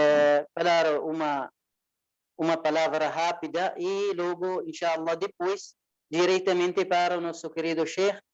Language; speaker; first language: Portuguese; non-native, fluent; Arabic